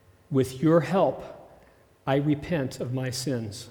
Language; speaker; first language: English; early bilingual, other home language; German